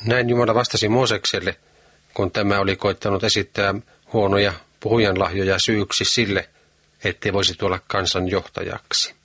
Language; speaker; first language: Finnish; native; Finnish